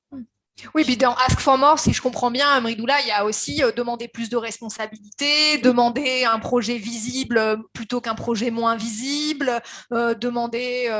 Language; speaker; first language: French; native; French